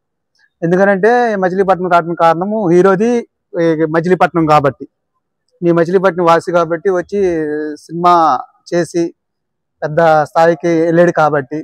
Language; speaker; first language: Telugu; native; Telugu